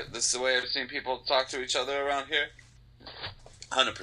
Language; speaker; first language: English; native; English